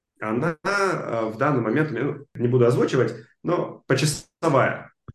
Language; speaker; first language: Russian; non-native, local second language; Armenian